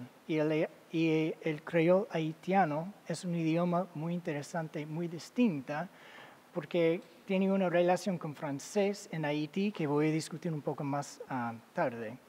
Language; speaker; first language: Spanish; non-native, fluent; English